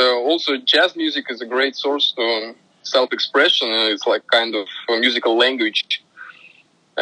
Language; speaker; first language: English; non-native, fluent; Russian